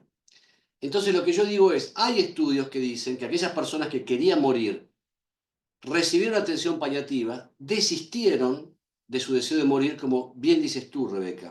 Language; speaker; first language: Spanish; native; Spanish